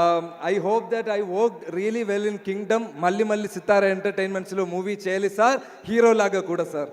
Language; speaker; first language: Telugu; non-native, learner; Malayalam